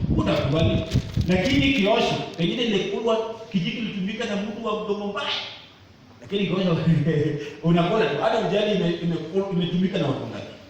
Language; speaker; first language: Swahili; non-native, local second language; Luo (Kenya and Tanzania)